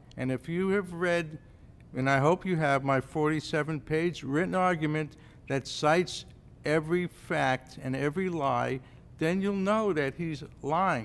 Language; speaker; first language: English; native; English